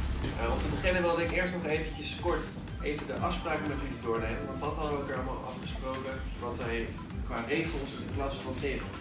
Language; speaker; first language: Dutch; native; Dutch